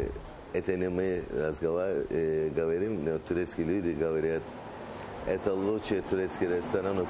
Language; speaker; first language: Russian; non-native, learner; Turkish